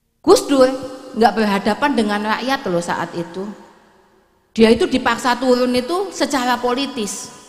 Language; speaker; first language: Indonesian; native; Indonesian